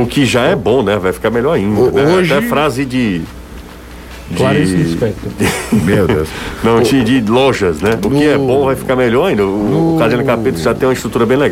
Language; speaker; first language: Portuguese; native; Portuguese